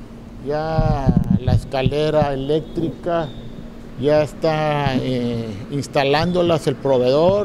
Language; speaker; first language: Spanish; native; Spanish